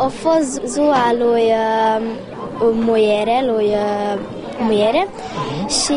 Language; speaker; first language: Romanian; early bilingual, heritage; Romanian